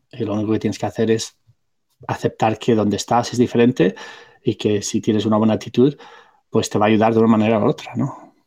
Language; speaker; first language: Spanish; non-native, local second language; Catalan